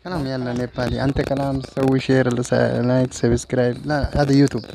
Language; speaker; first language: Arabic; non-native, learner; Oromo